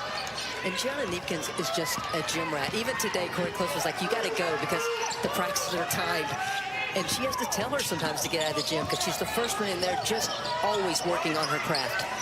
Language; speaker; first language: English; native; English